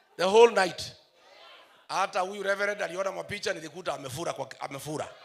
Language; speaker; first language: Swahili; non-native, local second language; Kikuyu